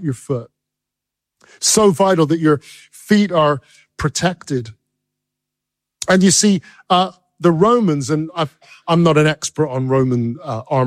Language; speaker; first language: English; native; English